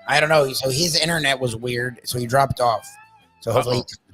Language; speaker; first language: English; native; English